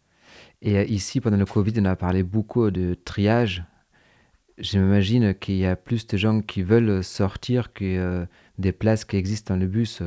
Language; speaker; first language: French; non-native, fluent; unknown